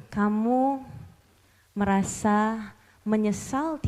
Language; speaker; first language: Indonesian; native; Indonesian